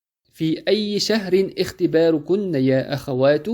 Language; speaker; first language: Arabic; non-native, fluent; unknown